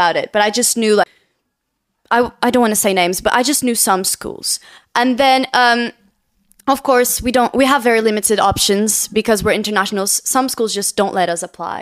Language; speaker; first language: English; non-native, fluent; Portuguese